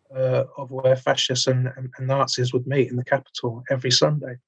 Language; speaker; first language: English; native; English